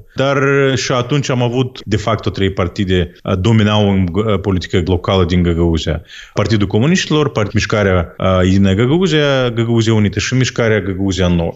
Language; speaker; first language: Romanian; non-native, local second language; Gagauz